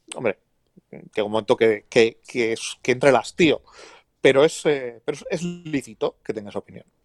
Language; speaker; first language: Spanish; native; Spanish